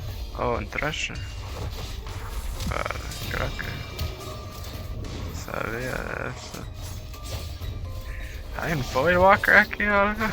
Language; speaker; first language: Spanish; non-native, learner; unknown